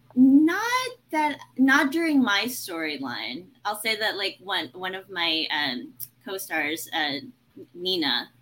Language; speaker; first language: English; early bilingual, other home language; Chinese